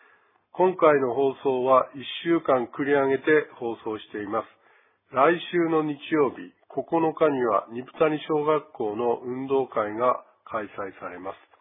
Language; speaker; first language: Japanese; native; Japanese